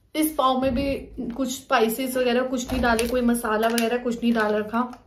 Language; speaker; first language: Hindi; native; Hindi